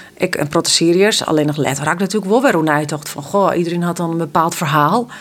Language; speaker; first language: Dutch; non-native, local second language; Western Frisian